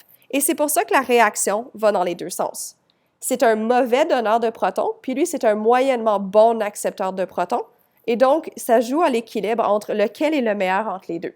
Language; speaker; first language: French; native; French